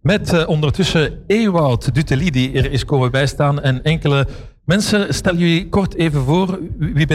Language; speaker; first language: Dutch; native; Dutch